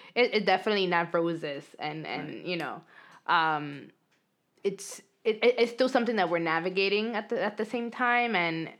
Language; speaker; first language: English; early bilingual, other home language; Spanish